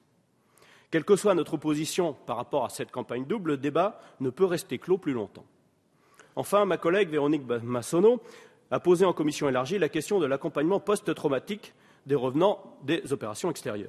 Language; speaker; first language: French; native; French